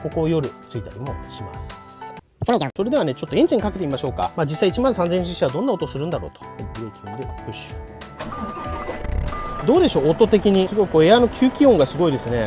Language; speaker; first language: Japanese; native; Japanese